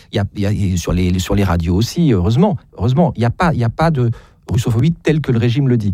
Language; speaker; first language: French; native; French